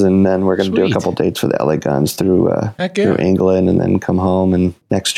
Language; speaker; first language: English; native; English